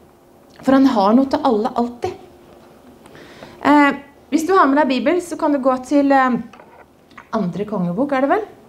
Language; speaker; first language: Norwegian; native; Norwegian